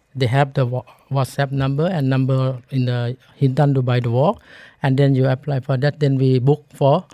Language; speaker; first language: English; non-native, learner; Thai